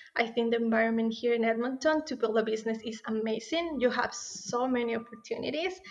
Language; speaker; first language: English; non-native, fluent; Spanish